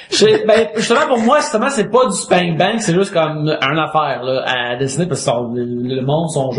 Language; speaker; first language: French; native; French